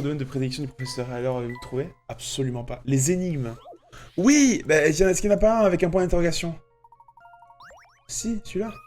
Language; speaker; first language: French; native; French